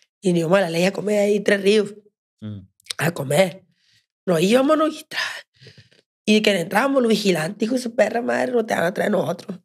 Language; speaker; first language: Spanish; native; Spanish